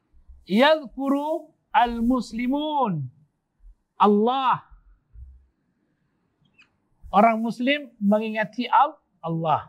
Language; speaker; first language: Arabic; non-native, fluent; Malay